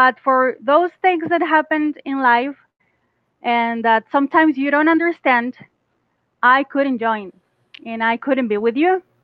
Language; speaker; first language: English; non-native, fluent; Spanish